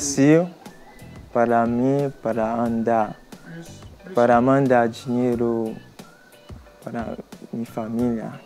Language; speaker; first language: Portuguese; non-native, learner; Haitian Creole